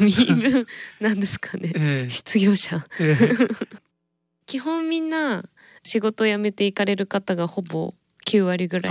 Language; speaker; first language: Japanese; native; Japanese